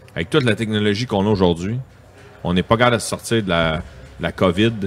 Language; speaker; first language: French; native; French